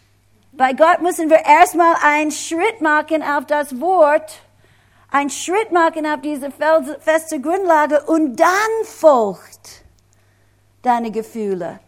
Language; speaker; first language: German; non-native, fluent; English